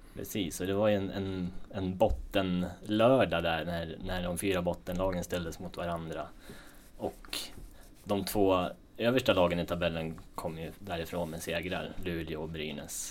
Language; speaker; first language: Swedish; native; Swedish